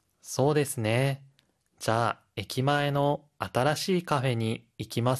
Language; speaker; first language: Japanese; non-native, fluent; Korean